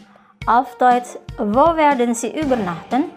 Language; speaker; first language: German; non-native, fluent; Indonesian